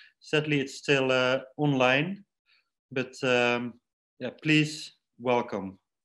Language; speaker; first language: English; non-native, fluent; Dutch